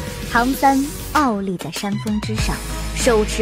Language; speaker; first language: Chinese; native; Chinese